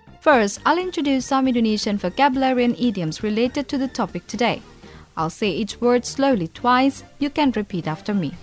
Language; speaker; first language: English; non-native, fluent; Indonesian